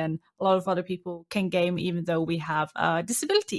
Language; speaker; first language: English; non-native, fluent; Norwegian